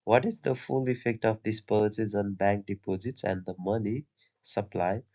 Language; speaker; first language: English; non-native, local second language; Nepali